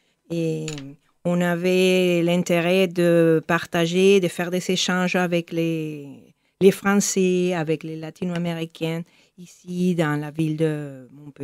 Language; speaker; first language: French; non-native, fluent; Spanish